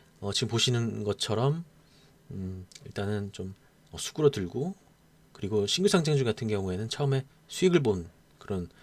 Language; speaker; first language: Korean; native; Korean